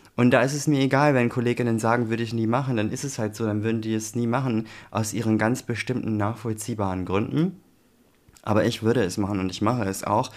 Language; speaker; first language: German; early bilingual, other home language; Turkish